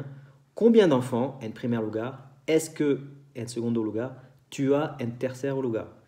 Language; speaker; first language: Spanish; non-native, fluent; French